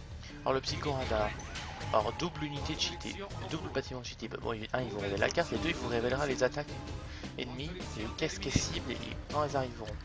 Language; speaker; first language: French; native; French